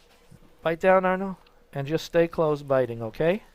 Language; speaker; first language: English; native; English